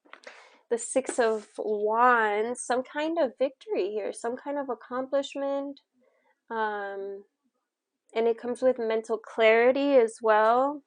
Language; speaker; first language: English; native; English